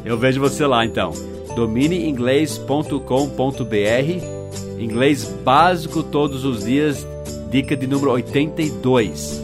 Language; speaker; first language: Portuguese; non-native, fluent; English